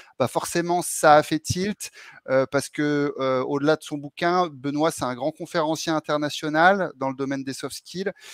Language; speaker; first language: French; native; French